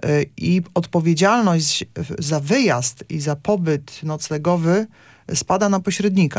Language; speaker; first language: Polish; native; Polish